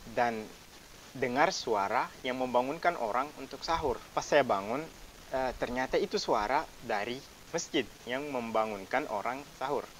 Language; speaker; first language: Indonesian; non-native, fluent; Arabic